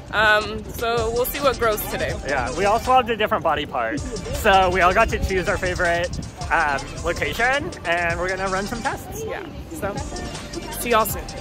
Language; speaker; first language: English; native; English